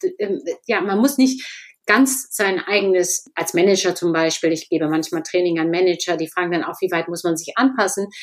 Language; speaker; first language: German; native; German